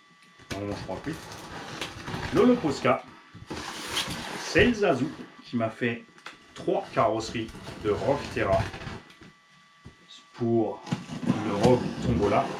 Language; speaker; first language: French; native; French